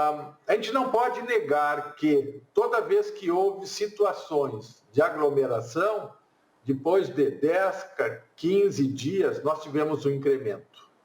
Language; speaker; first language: Portuguese; native; Portuguese